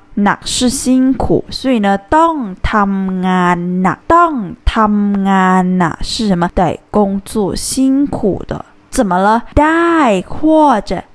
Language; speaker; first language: Chinese; non-native, fluent; Thai